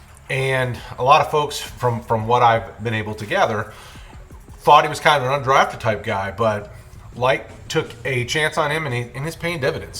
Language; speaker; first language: English; native; English